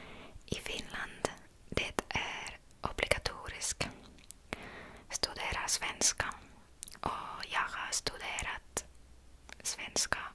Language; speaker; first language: Swedish; non-native, local second language; Finnish